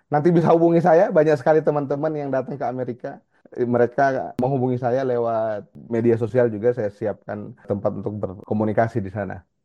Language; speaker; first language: Indonesian; native; Indonesian